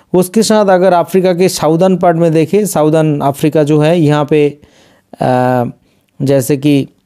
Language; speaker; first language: Hindi; non-native, local second language; Bangla